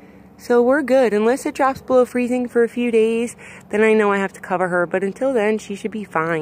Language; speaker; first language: English; native; English